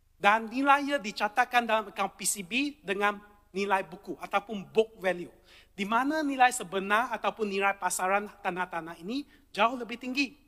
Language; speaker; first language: Malay; non-native, local second language; Chinese